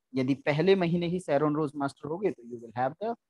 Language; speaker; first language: Hindi; native; Hindi